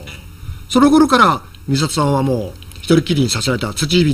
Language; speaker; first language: Japanese; native; Japanese